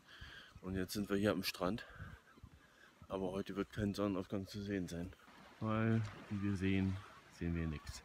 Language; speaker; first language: German; native; German